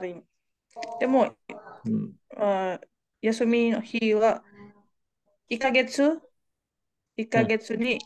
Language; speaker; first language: Japanese; non-native, learner; Indonesian